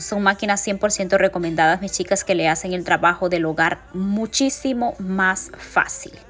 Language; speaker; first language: Spanish; native; Spanish